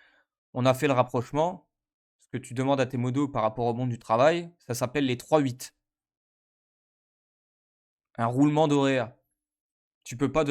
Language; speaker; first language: French; native; French